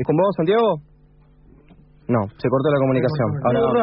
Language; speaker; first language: Spanish; native; Spanish